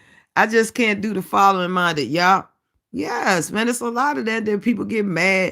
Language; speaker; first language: English; native; English